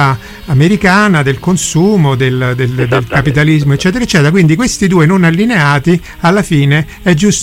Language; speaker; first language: Italian; native; Italian